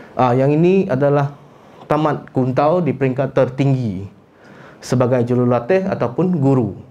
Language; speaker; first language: Malay; non-native, local second language; Iban